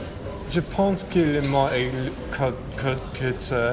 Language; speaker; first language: French; non-native, learner; English